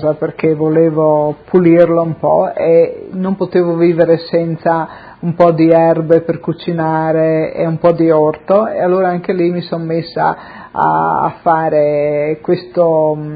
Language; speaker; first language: Italian; native; Italian